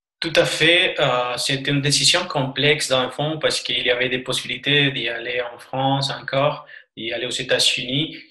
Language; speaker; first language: French; non-native, fluent; Spanish